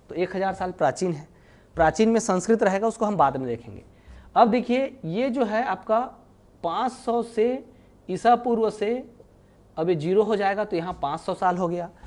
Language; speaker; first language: Hindi; native; Hindi